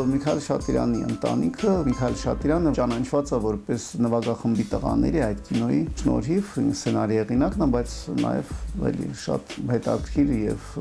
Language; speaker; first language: Armenian; non-native, local second language; Russian